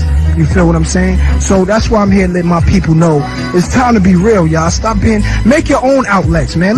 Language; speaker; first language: English; native; English